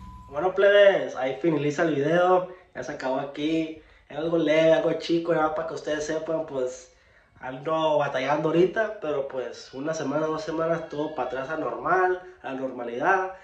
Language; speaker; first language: Spanish; early bilingual, heritage; Spanish